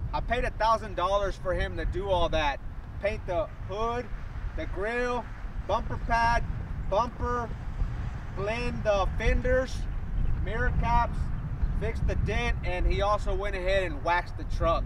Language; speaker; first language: English; early bilingual, other home language; Spanish